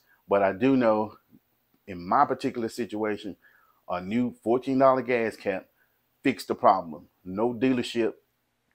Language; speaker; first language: English; native; English